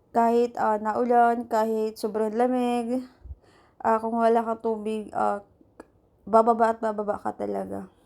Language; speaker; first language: Filipino; native; Filipino